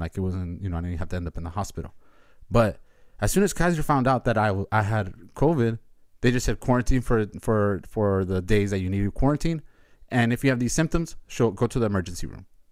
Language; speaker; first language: English; early bilingual, other home language; Spanish